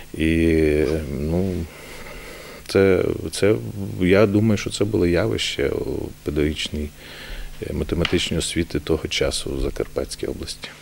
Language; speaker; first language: Ukrainian; native; Ukrainian